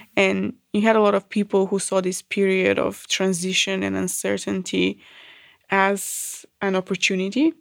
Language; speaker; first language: English; non-native, fluent; Macedonian